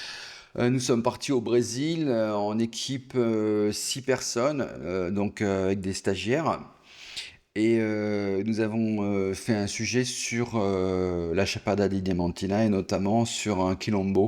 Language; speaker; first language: French; native; French